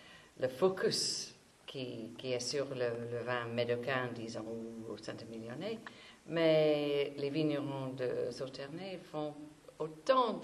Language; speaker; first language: French; non-native, fluent; English